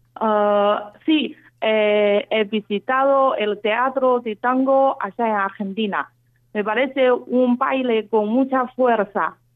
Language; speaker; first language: Spanish; non-native, fluent; Chinese